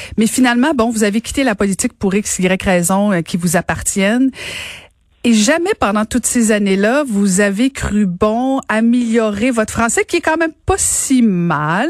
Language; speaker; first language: French; native; French